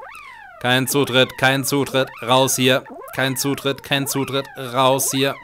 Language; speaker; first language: German; native; German